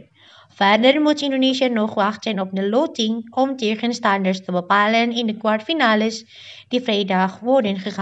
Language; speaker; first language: Dutch; non-native, learner; Indonesian